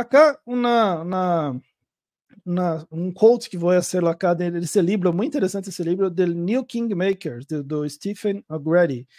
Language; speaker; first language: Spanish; non-native, learner; Portuguese